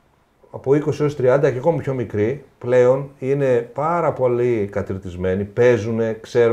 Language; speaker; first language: Greek; native; Greek